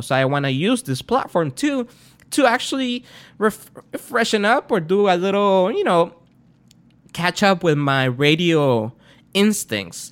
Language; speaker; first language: English; non-native, fluent; Spanish